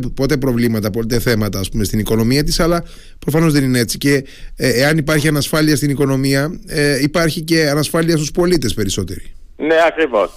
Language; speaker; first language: Greek; non-native, fluent; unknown